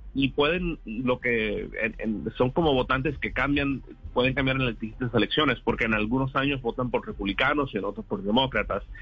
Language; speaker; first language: Spanish; early bilingual, heritage; Spanish